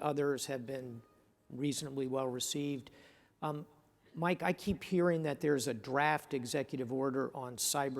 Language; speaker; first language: English; native; English